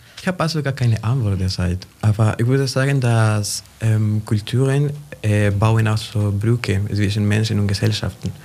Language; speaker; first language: German; non-native, fluent; Spanish